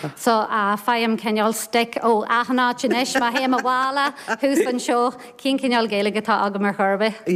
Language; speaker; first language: Irish; non-native, local second language; English